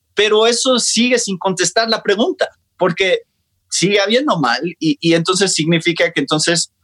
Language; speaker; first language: Spanish; native; Spanish